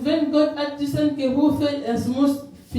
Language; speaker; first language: German; non-native, learner; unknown